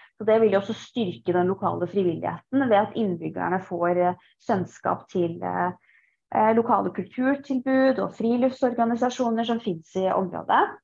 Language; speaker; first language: Norwegian; early bilingual, other home language; Persian